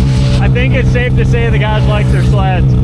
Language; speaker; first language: English; native; English